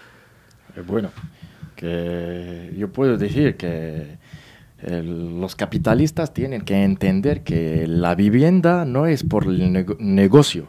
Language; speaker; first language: Spanish; non-native, learner; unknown